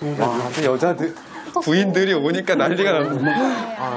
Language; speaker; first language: Korean; native; Korean